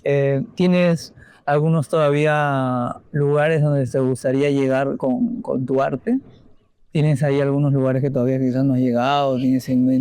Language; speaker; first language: Spanish; native; Spanish